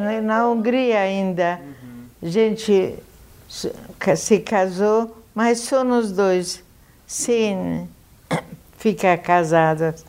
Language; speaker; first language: Portuguese; non-native, fluent; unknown